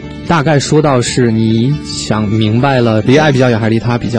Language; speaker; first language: Chinese; native; Chinese